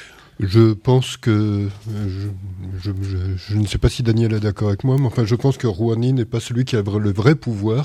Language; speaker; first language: French; native; French